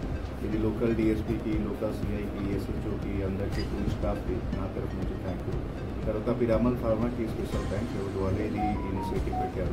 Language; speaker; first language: Telugu; non-native, local second language; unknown